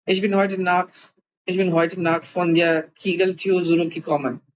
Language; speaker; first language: German; non-native, learner; Hindi